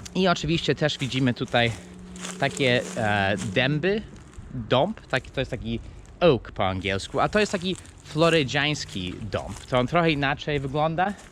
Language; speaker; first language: Polish; non-native, fluent; English